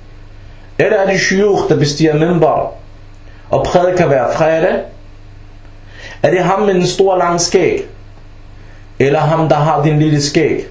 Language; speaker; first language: Danish; early bilingual, other home language; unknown